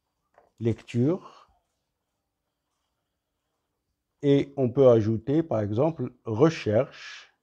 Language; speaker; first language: French; non-native, local second language; Arabic